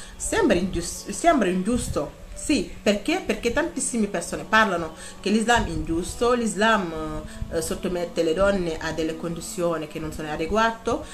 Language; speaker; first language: Italian; non-native, fluent; Wolof